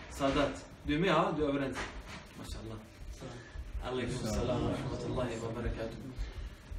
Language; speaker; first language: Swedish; early bilingual, other home language; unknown